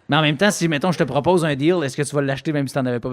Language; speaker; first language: French; native; French